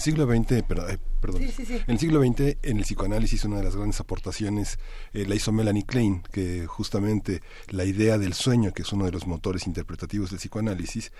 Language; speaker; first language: Spanish; native; Spanish